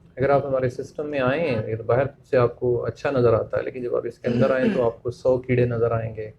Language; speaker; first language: Urdu; non-native, local second language; Punjabi